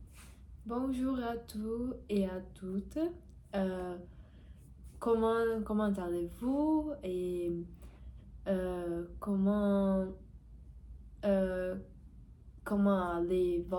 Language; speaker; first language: French; non-native, learner; Portuguese